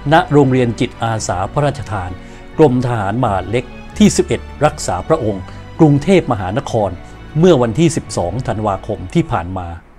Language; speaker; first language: Thai; native; Thai